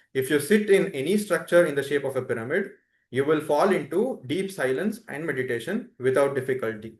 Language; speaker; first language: English; non-native, local second language; Telugu